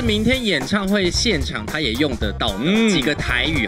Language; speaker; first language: Chinese; native; Chinese